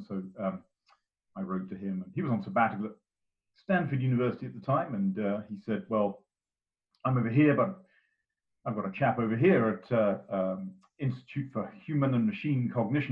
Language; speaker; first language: English; native; English